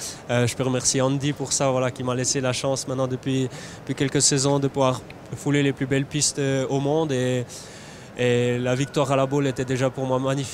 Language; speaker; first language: French; native; French